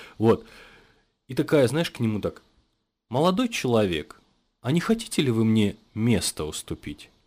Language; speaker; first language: Russian; native; Russian